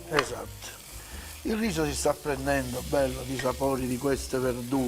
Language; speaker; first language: Italian; native; Italian